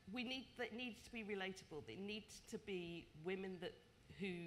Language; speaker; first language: English; native; English